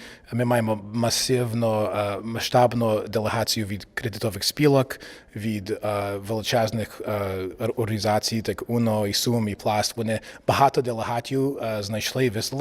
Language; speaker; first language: Ukrainian; early bilingual, heritage; English